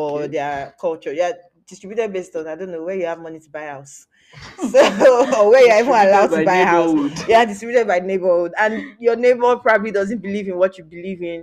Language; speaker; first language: English; non-native, local second language; Yoruba